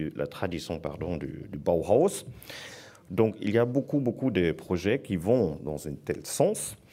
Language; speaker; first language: French; non-native, fluent; German